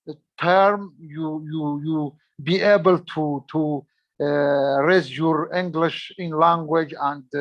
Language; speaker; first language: English; non-native, learner; Arabic